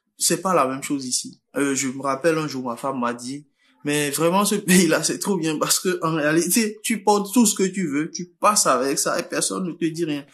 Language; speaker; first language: French; non-native, local second language; Fon